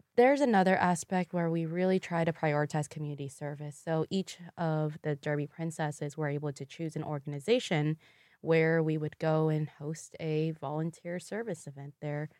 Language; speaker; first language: English; early bilingual, other home language; Vietnamese